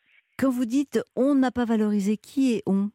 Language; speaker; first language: French; native; French